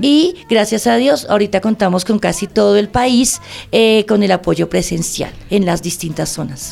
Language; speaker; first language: Spanish; native; Spanish